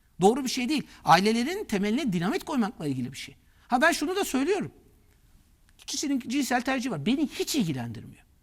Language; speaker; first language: Turkish; native; Turkish